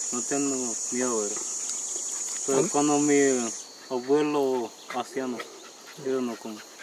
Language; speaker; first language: Spanish; non-native, local second language; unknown